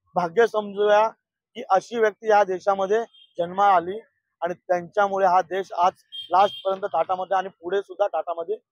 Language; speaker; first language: Marathi; native; Marathi